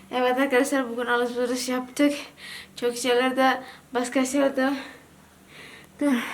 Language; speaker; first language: Turkish; non-native, learner; Indonesian